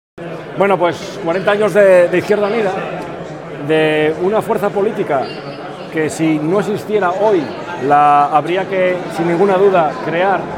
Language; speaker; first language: Spanish; native; Spanish